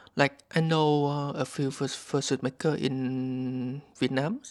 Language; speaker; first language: English; non-native, learner; Vietnamese